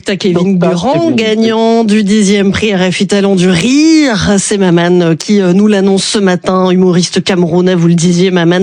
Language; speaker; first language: French; native; French